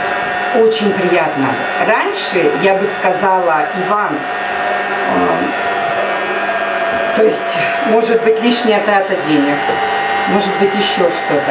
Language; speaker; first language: Russian; native; Russian